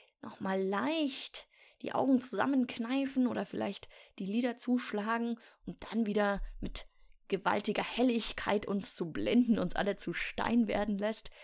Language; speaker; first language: German; native; German